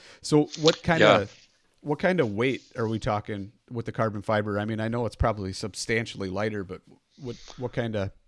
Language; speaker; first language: English; native; English